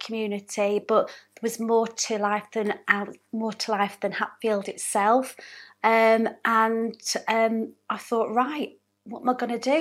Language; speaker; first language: English; native; English